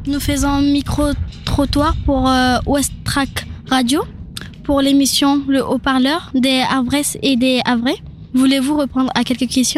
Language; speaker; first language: French; non-native, learner; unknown